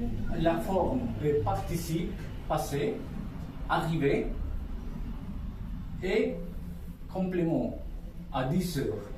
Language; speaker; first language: French; non-native, fluent; Spanish